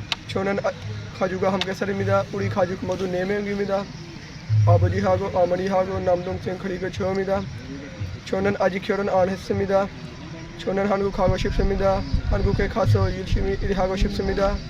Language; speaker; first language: Korean; non-native, learner; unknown